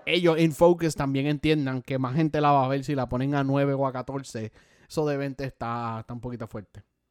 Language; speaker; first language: Spanish; native; Spanish